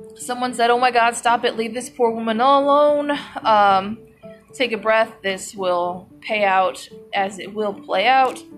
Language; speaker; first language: English; native; English